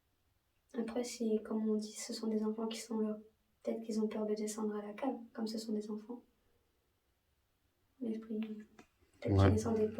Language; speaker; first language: French; native; French